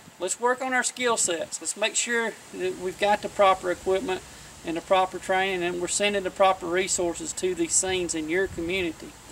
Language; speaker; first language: English; native; English